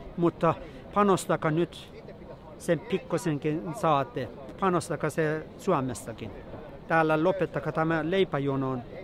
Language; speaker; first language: Finnish; non-native, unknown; Persian